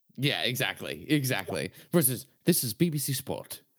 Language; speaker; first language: English; native; English